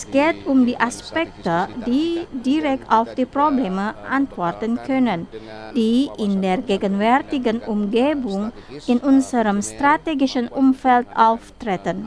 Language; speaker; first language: German; non-native, fluent; Indonesian